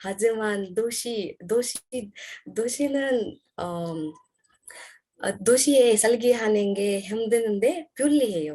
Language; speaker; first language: Korean; non-native, learner; Arabic